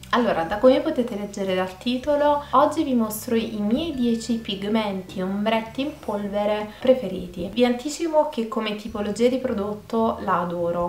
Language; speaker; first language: Italian; native; Italian